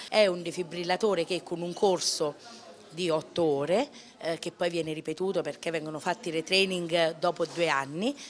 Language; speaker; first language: Italian; native; Italian